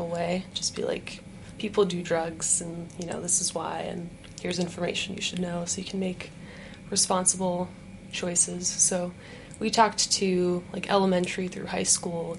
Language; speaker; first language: English; native; English